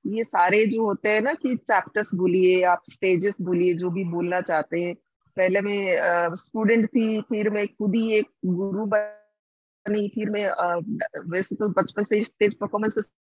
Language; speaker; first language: Hindi; non-native, local second language; Odia